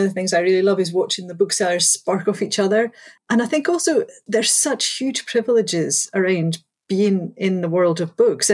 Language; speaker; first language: English; native; English